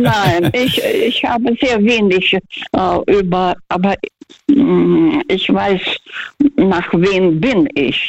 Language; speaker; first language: German; non-native, fluent; Russian